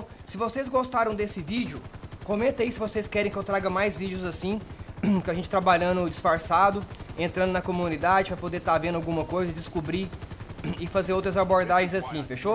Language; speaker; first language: Portuguese; native; Portuguese